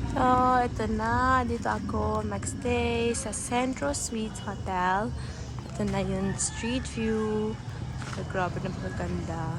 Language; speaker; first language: Filipino; non-native, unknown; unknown